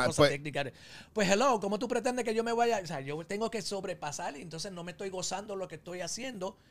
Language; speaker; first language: Spanish; early bilingual, heritage; Spanish